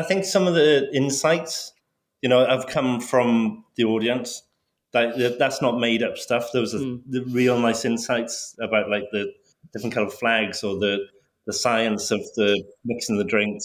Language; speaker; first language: English; native; English